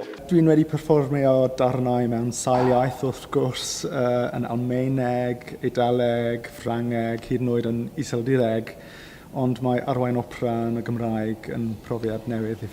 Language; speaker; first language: Welsh; non-native, learner; English